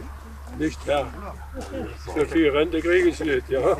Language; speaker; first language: German; native; German